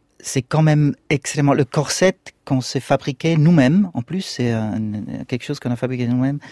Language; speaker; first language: French; non-native, local second language; Swiss German